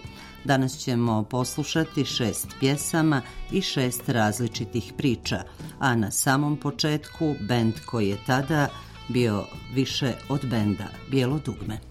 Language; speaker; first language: Croatian; native; Croatian